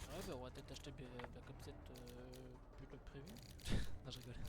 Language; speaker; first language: French; native; French